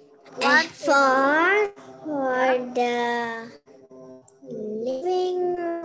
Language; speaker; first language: English; non-native, learner; Indonesian